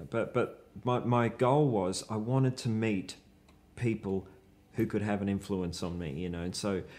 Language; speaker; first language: English; native; English